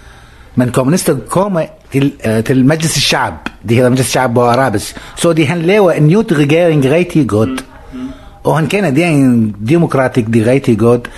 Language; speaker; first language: Danish; non-native, learner; Arabic